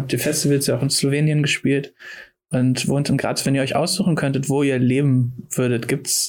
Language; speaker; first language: German; native; German